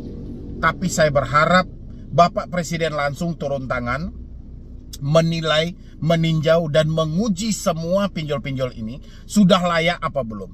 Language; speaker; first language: Indonesian; native; Indonesian